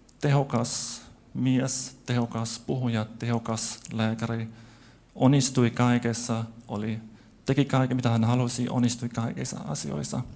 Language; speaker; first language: Finnish; non-native, fluent; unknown